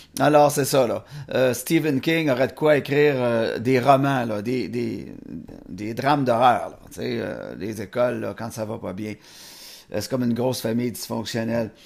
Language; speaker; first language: French; native; French